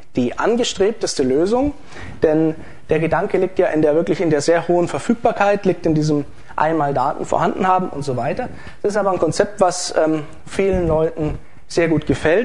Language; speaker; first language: German; native; German